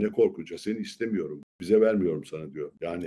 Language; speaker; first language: Turkish; native; Turkish